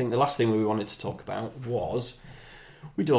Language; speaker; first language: English; native; English